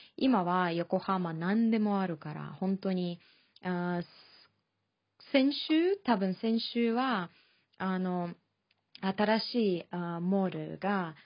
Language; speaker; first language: Japanese; non-native, fluent; Chinese